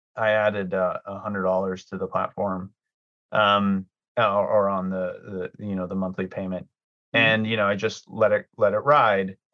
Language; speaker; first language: English; early bilingual, other home language; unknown